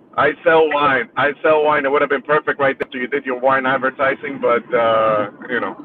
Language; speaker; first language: English; early bilingual, other home language; Spanish